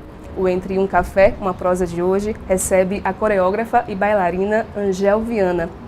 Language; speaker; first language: Portuguese; native; Portuguese